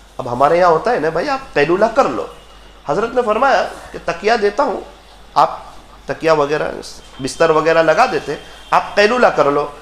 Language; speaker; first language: Urdu; non-native, local second language; Gujarati